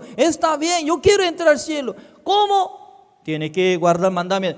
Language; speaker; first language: Spanish; non-native, fluent; Korean